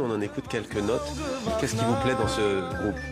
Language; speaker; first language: French; native; French